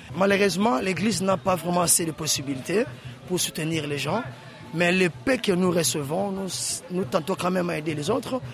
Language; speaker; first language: French; non-native, local second language; Lingala